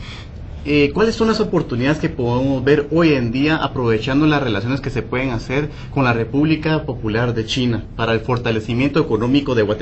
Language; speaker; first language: Spanish; native; Spanish